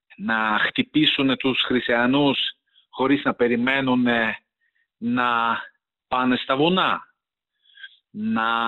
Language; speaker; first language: Greek; non-native, fluent; Ukrainian